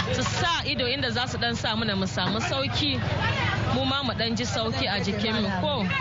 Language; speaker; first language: Hausa; non-native, local second language; Igbo